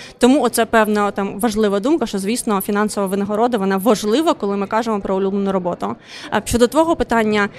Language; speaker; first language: Ukrainian; non-native, local second language; Russian